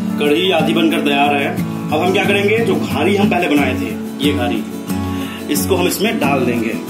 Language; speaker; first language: Hindi; native; Hindi